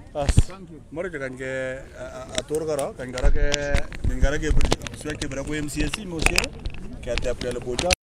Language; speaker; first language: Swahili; non-native, local second language; Kalenjin